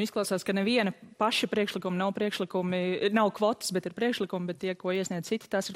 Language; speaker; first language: Latvian; native; Latvian